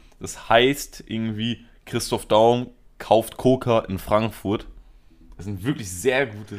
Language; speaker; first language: German; early bilingual, other home language; Spanish